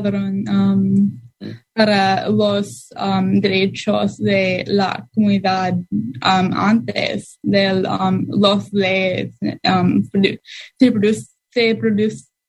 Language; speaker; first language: Spanish; non-native, learner; English